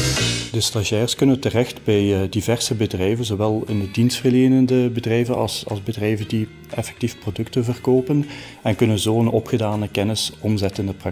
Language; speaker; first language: Dutch; native; Dutch